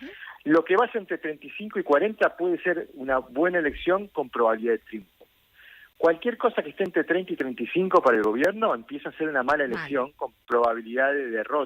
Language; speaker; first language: Spanish; native; Spanish